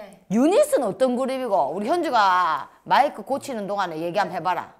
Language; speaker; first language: Korean; native; Korean